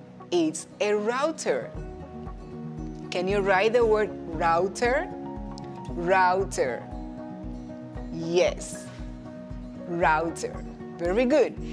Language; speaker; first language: English; non-native, fluent; Spanish